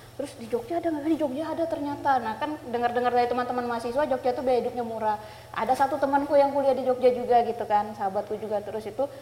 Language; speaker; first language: Indonesian; native; Indonesian